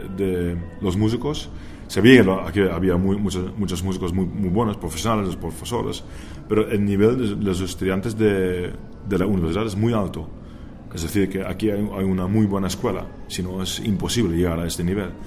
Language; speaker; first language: Spanish; non-native, fluent; Dutch